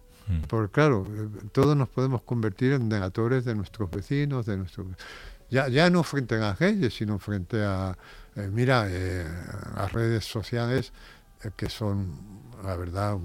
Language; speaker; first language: Spanish; native; Spanish